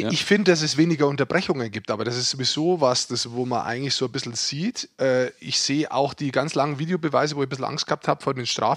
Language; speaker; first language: German; native; German